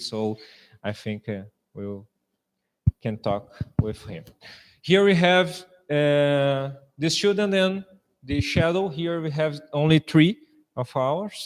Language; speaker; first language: English; non-native, fluent; Portuguese